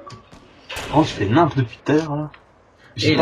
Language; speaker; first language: French; native; French